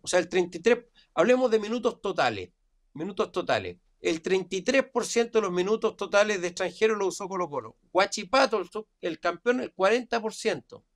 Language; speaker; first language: Spanish; native; Spanish